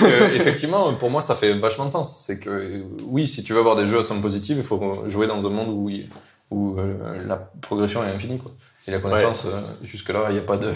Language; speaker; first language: French; native; French